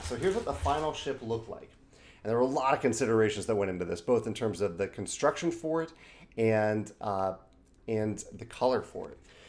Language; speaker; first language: English; native; English